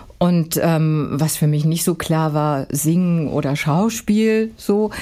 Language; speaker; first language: German; native; German